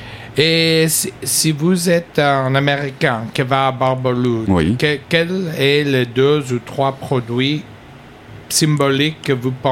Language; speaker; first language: French; non-native, learner; English